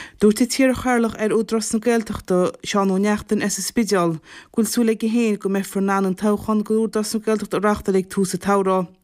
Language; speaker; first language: Irish; native; Irish